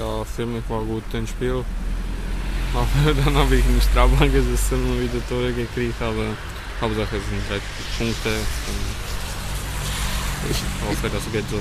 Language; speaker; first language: German; non-native, learner; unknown